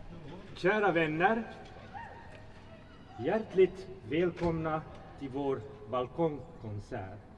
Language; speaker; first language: Swedish; native; Swedish